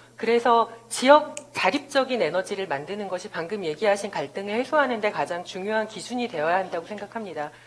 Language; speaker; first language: Korean; native; Korean